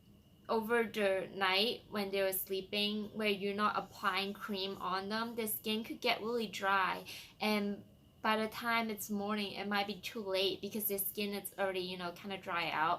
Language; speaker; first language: English; non-native, fluent; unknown